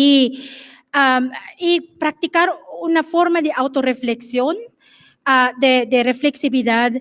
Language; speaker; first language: Spanish; non-native, fluent; English